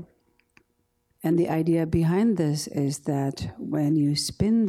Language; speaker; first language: English; non-native, local second language; Tibetan